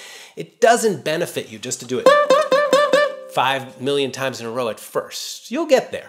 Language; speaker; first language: English; native; English